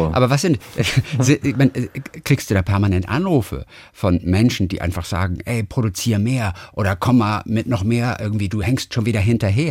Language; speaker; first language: German; native; German